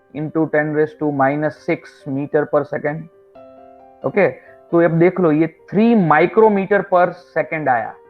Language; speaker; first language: Hindi; non-native, local second language; Gujarati